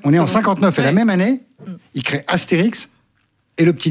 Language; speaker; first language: French; native; French